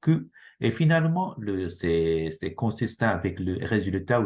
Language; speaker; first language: French; non-native, fluent; Japanese